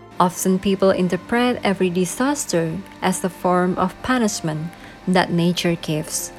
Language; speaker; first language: English; non-native, fluent; Indonesian